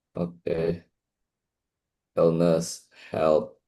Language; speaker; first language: English; non-native, fluent; Indonesian